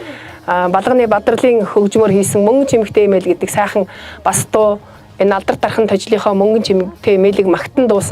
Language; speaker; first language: Mongolian; native; Mongolian